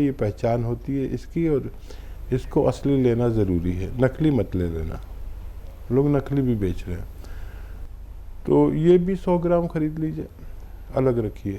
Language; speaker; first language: Hindi; native; Hindi